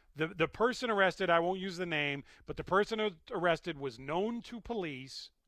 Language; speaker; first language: English; native; English